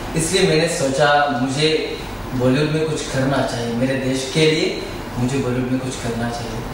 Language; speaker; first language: Hindi; non-native, learner; Sinhala